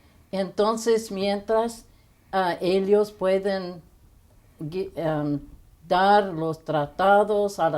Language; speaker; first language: Spanish; non-native, fluent; English